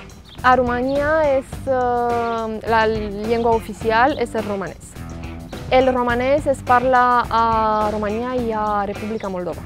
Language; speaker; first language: Catalan; non-native, fluent; Romanian